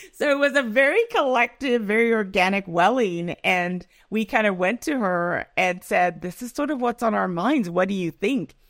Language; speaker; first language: English; non-native, local second language; Yoruba